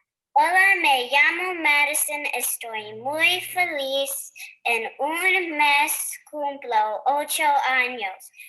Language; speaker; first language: Spanish; non-native, learner; English